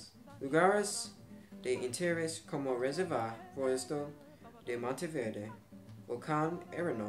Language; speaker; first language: Spanish; non-native, learner; English